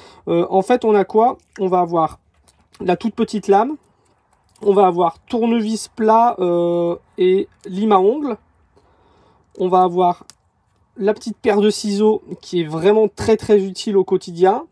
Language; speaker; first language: French; native; French